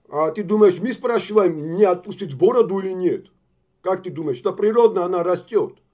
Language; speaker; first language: Russian; non-native, fluent; Georgian